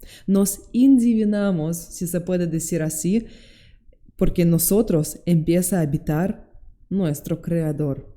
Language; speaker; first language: Spanish; non-native, fluent; Russian